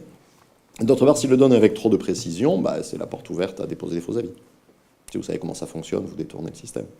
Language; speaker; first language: French; native; French